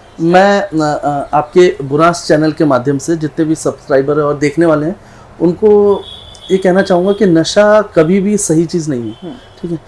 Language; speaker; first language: Hindi; non-native, local second language; Nepali